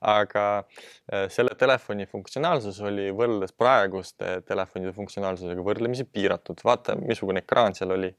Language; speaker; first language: Estonian; non-native, local second language; Russian